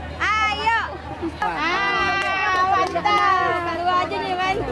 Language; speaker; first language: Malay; non-native, local second language; Minangkabau